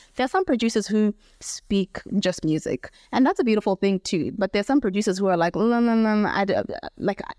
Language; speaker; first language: English; non-native, local second language; Southern Sotho